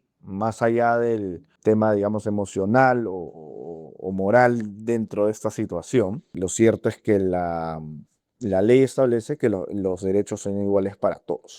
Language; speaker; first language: Spanish; native; Spanish